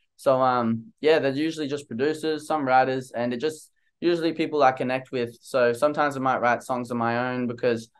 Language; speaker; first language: English; native; English